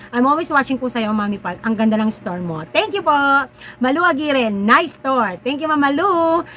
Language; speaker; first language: Filipino; native; Filipino